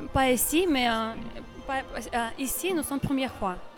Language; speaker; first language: French; non-native, learner; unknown